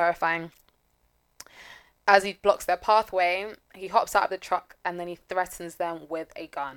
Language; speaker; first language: English; native; English